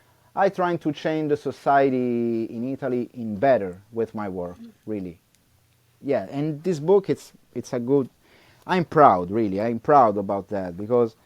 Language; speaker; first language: English; non-native, learner; Italian